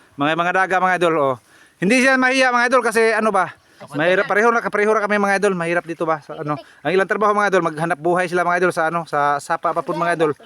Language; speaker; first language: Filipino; non-native, local second language; Cebuano